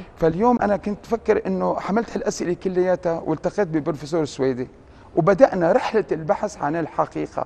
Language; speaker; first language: Arabic; native; Arabic